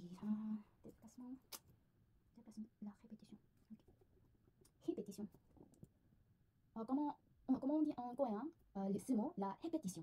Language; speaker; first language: French; non-native, learner; Korean